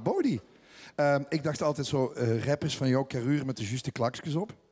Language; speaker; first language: Dutch; native; Dutch